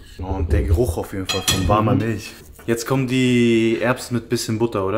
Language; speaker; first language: German; native; German